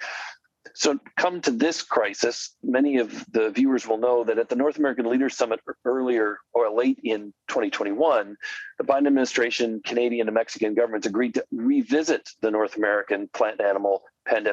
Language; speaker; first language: English; native; English